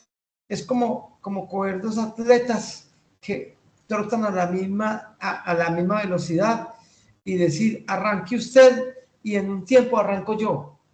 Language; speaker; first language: Spanish; native; Spanish